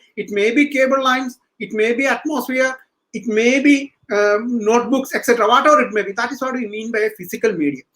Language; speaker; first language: English; non-native, local second language; Malayalam